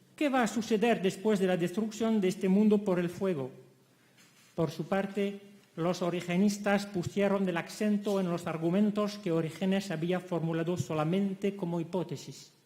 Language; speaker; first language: Spanish; non-native, fluent; French